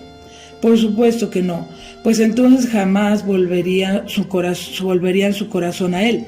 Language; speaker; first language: Spanish; native; Spanish